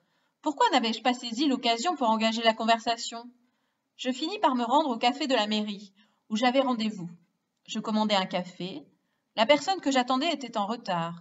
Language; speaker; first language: French; native; French